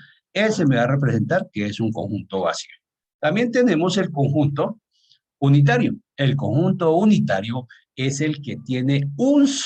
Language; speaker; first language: Spanish; native; Spanish